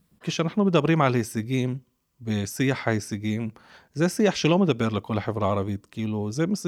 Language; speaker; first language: Hebrew; non-native, local second language; Arabic